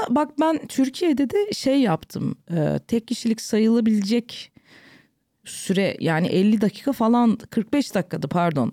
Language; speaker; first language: Turkish; early bilingual, heritage; Turkish